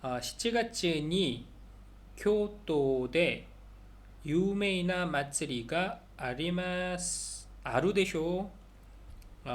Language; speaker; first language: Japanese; non-native, learner; Korean